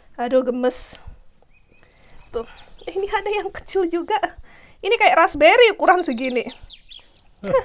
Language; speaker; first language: Indonesian; native; Indonesian